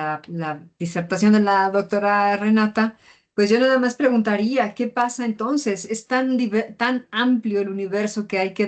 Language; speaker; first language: Spanish; native; Spanish